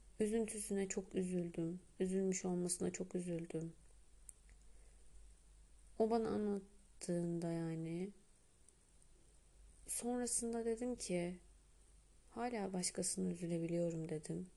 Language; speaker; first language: Turkish; native; Turkish